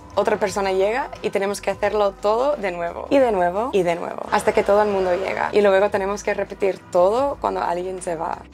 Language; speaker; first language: Spanish; non-native, fluent; English